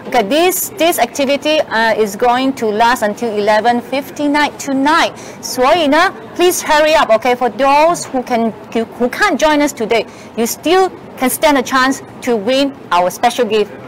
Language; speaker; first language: English; non-native, local second language; Chinese